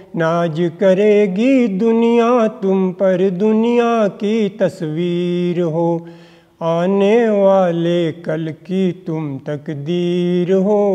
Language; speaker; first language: Hindi; native; Hindi